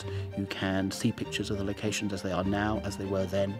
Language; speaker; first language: English; native; English